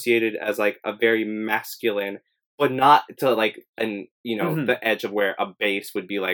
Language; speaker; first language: English; native; English